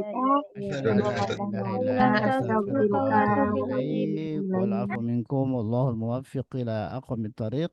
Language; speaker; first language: Arabic; non-native, fluent; Indonesian